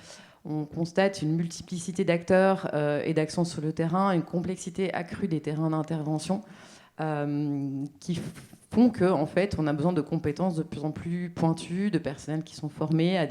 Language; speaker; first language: French; native; French